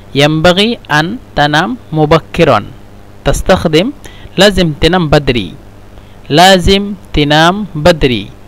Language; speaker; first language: Egyptian Arabic; non-native, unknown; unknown